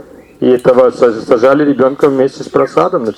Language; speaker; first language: Russian; native; Russian